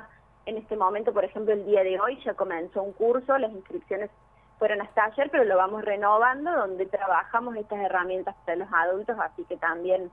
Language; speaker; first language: Spanish; native; Spanish